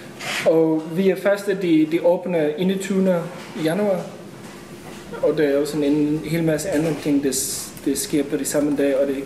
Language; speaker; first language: Danish; non-native, fluent; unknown